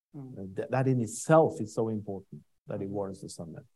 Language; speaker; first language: English; non-native, fluent; Norwegian